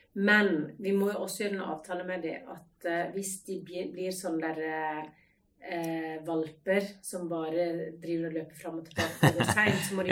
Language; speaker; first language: Norwegian; native; Norwegian